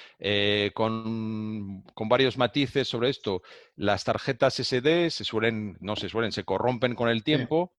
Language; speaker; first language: Spanish; native; Spanish